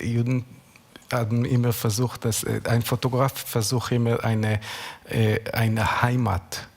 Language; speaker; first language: German; non-native, learner; Hebrew